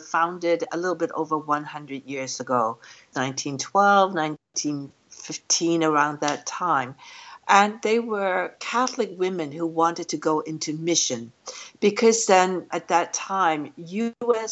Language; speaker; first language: English; non-native, local second language; Cantonese